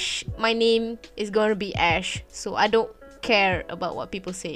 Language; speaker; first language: English; non-native, local second language; Malay